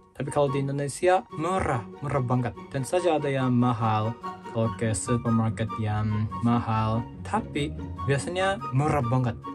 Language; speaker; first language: Indonesian; non-native, fluent; Japanese